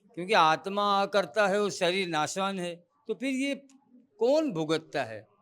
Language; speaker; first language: Urdu; non-native, local second language; Gujarati